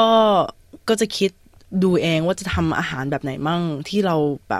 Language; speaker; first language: Thai; early bilingual, heritage; Thai